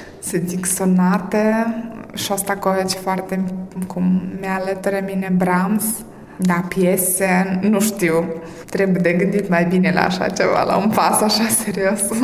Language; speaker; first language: Romanian; early bilingual, heritage; Romanian